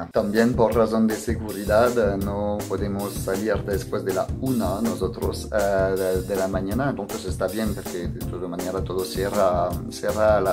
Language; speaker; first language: Spanish; non-native, fluent; French